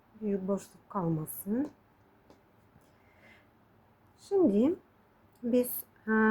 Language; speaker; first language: Turkish; non-native, fluent; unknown